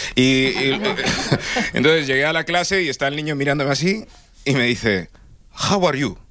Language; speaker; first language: Spanish; early bilingual, other home language; English